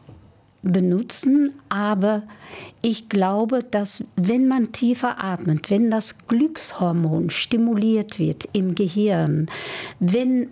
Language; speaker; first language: German; non-native, fluent; Dutch